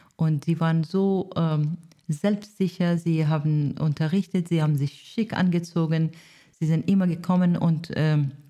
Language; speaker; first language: German; non-native, fluent; Persian